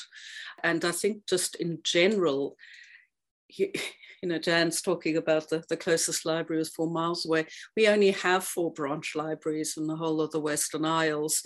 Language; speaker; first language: English; native; English